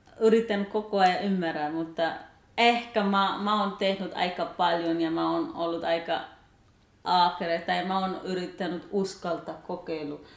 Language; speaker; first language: Finnish; non-native, learner; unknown